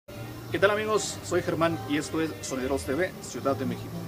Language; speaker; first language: Spanish; native; Spanish